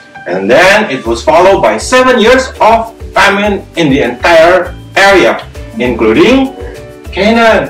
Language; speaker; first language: English; non-native, fluent; Indonesian